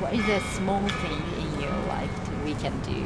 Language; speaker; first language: English; non-native, learner; Japanese